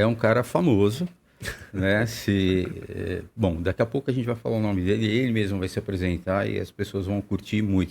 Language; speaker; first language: Portuguese; native; Portuguese